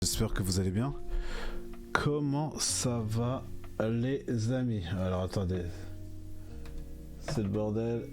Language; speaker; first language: French; native; French